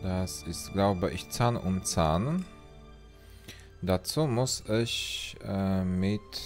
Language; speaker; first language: German; non-native, learner; Polish